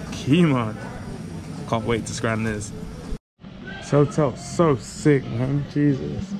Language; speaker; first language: English; native; English